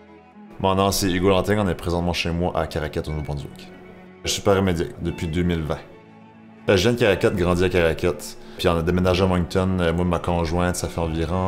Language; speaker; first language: French; native; French